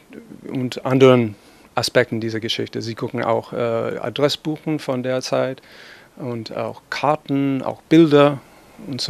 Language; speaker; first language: German; non-native, fluent; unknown